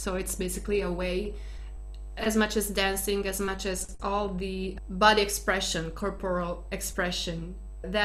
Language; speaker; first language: English; non-native, fluent; Italian